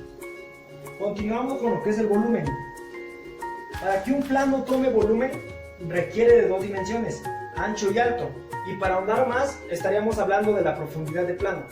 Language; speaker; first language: Spanish; native; Spanish